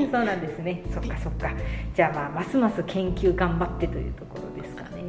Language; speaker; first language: Japanese; native; Japanese